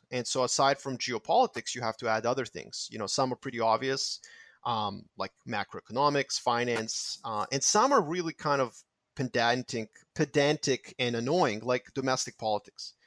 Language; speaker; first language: English; non-native, fluent; Serbian